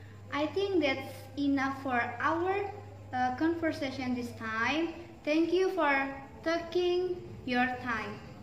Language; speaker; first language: English; non-native, learner; Indonesian